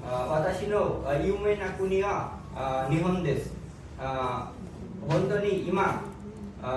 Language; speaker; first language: Japanese; non-native, learner; Bangla